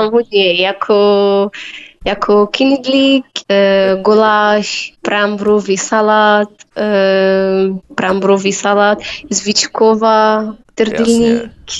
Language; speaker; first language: Czech; non-native, learner; Arabic